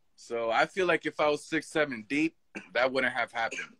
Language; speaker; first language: English; native; English